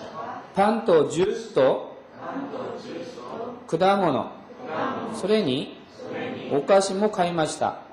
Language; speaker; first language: Japanese; non-native, fluent; Korean